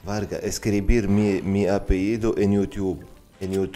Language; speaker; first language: Spanish; non-native, learner; Arabic